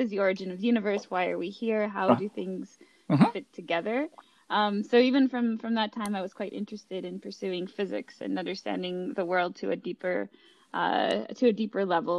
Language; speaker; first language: English; native; English